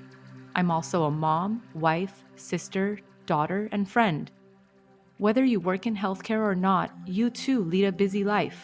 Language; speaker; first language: English; native; English